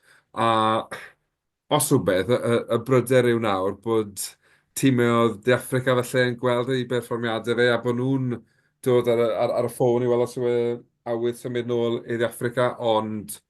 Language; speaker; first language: Welsh; native; Welsh